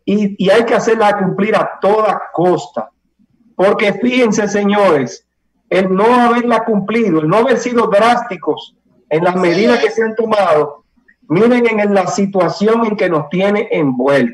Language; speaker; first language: Spanish; native; Spanish